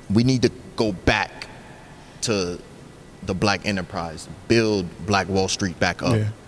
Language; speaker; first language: English; native; English